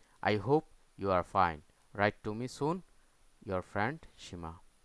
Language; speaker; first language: English; non-native, local second language; Bangla